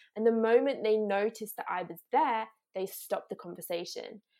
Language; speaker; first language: English; native; English